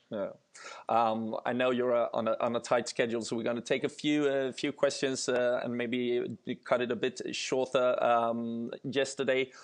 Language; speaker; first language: English; non-native, fluent; Swedish